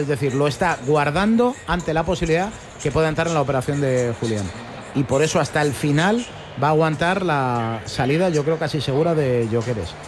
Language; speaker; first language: Spanish; native; Spanish